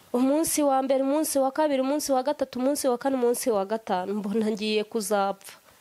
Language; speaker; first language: Kinyarwanda; native; Kinyarwanda